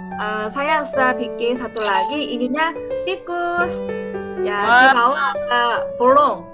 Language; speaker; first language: Indonesian; non-native, learner; Korean